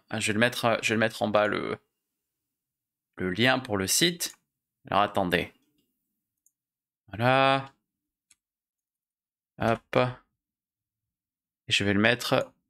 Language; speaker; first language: French; native; French